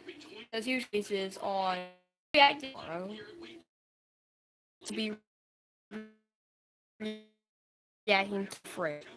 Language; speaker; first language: English; native; English